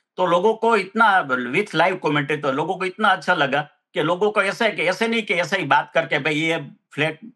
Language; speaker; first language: Hindi; non-native, local second language; Gujarati